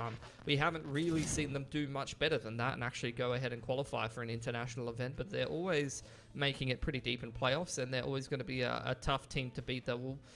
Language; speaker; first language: English; native; English